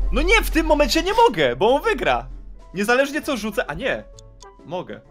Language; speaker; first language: Polish; native; Polish